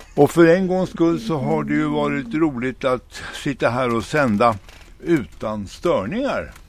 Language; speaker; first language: Swedish; native; Swedish